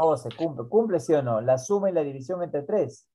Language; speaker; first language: Spanish; native; Spanish